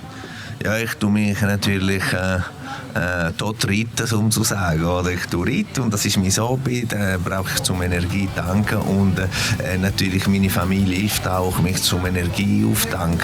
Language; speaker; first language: German; non-native, fluent; Italian